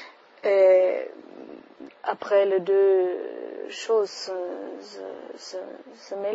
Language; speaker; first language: French; non-native, fluent; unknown